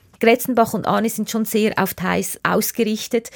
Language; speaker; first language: German; native; German